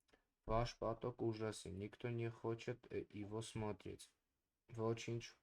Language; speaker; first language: Russian; non-native, learner; Armenian